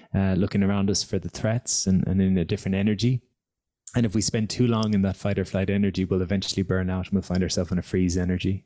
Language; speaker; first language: English; native; English